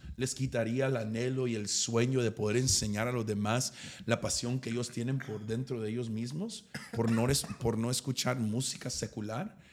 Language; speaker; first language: Spanish; early bilingual, heritage; Spanish